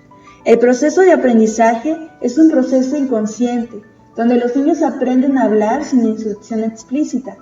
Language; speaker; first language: Spanish; native; Spanish